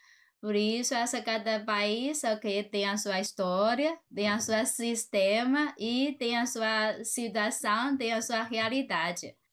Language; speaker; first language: Portuguese; non-native, fluent; Chinese